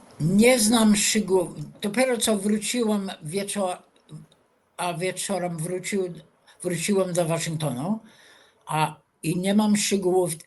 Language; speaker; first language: Polish; non-native, fluent; English